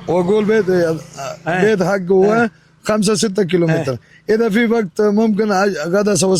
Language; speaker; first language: Arabic; non-native, learner; Punjabi